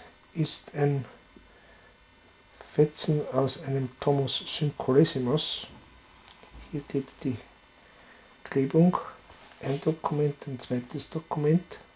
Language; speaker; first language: German; native; German